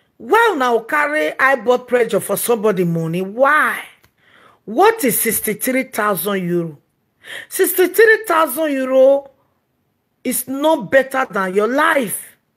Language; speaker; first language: Nigerian Pidgin; non-native, local second language; Yoruba